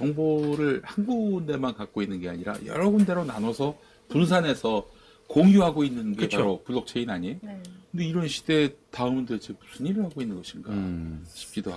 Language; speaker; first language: Korean; native; Korean